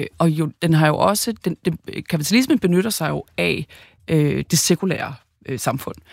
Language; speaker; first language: Danish; native; Danish